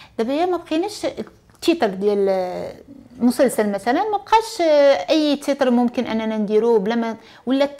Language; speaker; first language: Arabic; native; Arabic